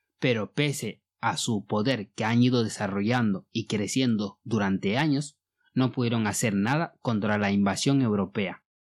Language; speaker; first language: Spanish; non-native, fluent; Bambara